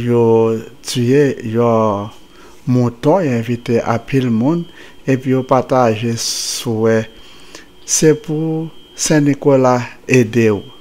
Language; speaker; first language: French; non-native, local second language; Haitian Creole